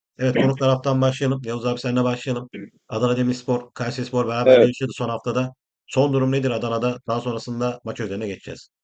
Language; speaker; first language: Turkish; native; Turkish